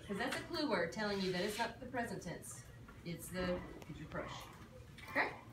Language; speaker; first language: English; native; English